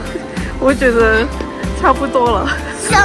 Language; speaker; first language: Chinese; non-native, fluent; Cantonese